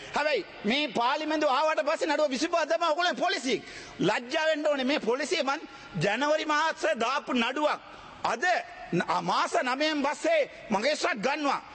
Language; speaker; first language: Sinhala; non-native, local second language; Tamil